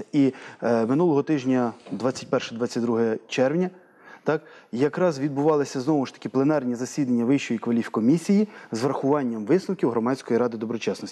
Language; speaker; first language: Ukrainian; native; Ukrainian